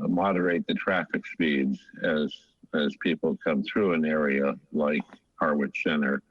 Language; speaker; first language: English; native; English